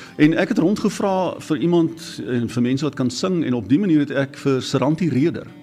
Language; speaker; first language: Afrikaans; native; Afrikaans